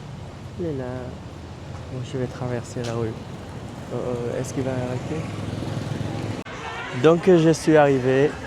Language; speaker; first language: French; non-native, fluent; Vietnamese